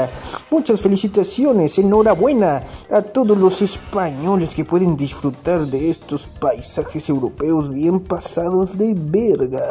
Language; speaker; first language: Spanish; native; Spanish